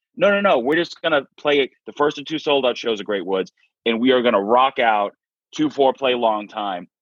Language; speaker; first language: English; native; English